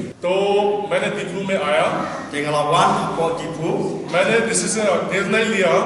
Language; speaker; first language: Hindi; non-native, local second language; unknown